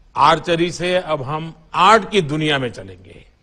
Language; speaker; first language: Hindi; non-native, local second language; Gujarati